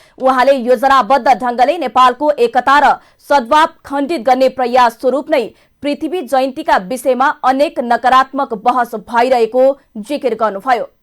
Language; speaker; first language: Nepali; native; Nepali